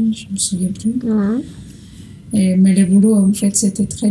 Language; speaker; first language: French; non-native, learner; Portuguese